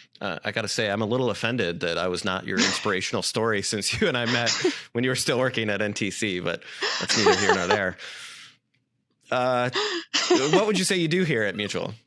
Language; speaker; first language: English; native; English